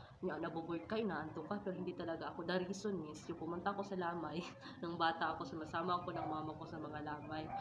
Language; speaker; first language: Filipino; non-native, local second language; Cebuano